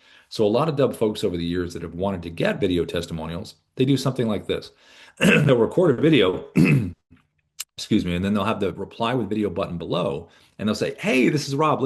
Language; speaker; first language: English; native; English